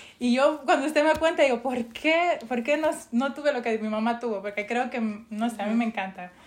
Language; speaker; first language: Spanish; early bilingual, heritage; Spanish